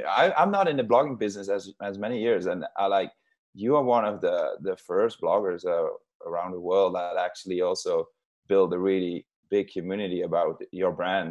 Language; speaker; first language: English; non-native, fluent; Dutch